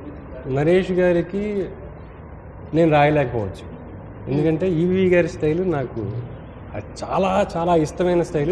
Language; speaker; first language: Telugu; native; Telugu